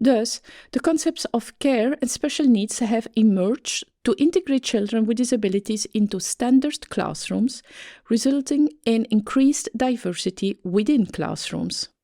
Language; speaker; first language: English; non-native, fluent; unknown